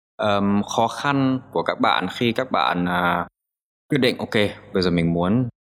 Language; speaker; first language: Vietnamese; early bilingual, heritage; Vietnamese